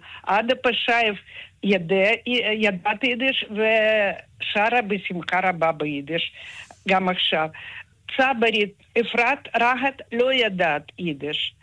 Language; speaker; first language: Hebrew; non-native, fluent; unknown